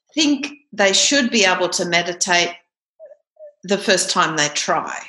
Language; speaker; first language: English; native; English